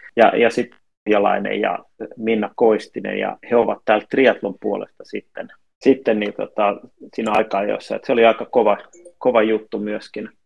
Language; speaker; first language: Finnish; native; Finnish